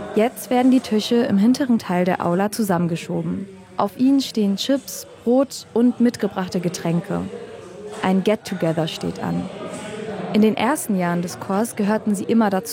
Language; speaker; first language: German; native; German